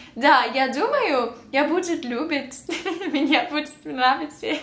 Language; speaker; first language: Russian; early bilingual, other home language; English